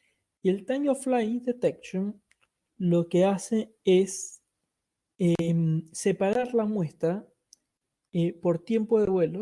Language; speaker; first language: Spanish; native; Spanish